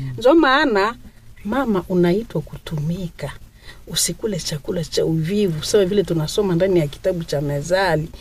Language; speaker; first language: Swahili; non-native, local second language; Nande